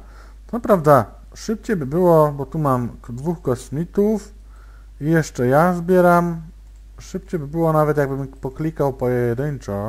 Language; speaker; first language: Polish; native; Polish